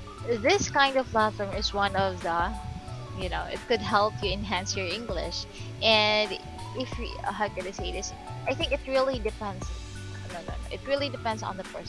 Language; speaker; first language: English; non-native, local second language; Filipino